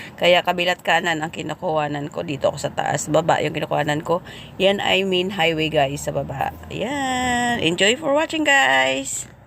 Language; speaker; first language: Filipino; native; Filipino